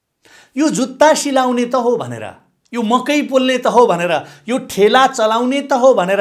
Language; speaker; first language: Nepali; native; Nepali